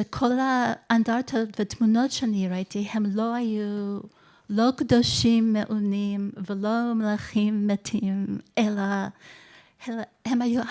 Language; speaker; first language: Hebrew; non-native, fluent; English